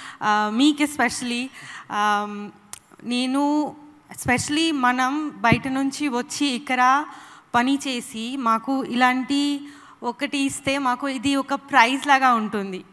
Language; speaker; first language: Telugu; non-native, learner; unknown